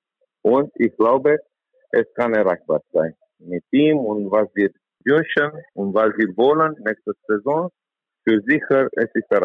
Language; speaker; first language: German; non-native, learner; Romanian